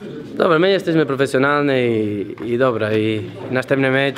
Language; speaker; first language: Polish; non-native, learner; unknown